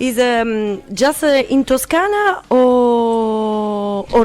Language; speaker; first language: English; non-native, learner; Italian